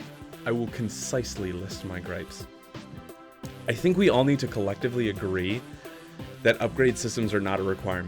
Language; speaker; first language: English; native; English